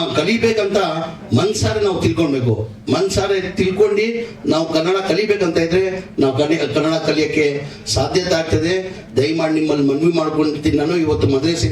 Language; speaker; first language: Kannada; non-native, local second language; Urdu